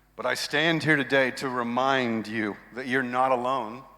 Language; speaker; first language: English; native; English